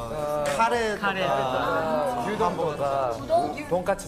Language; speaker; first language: Japanese; non-native, fluent; Korean